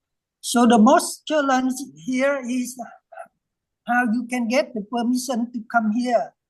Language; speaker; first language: English; non-native, learner; Vietnamese